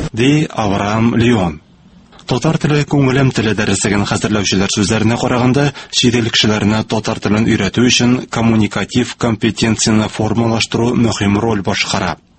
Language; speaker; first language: Tatar; native; Tatar